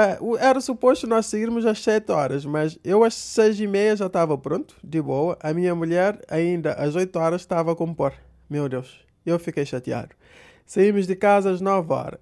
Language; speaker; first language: Portuguese; non-native, local second language; Kabuverdianu